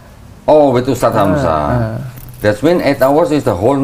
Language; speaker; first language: English; non-native, fluent; Indonesian